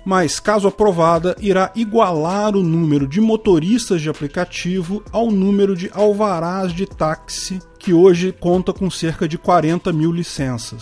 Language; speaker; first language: Portuguese; native; Portuguese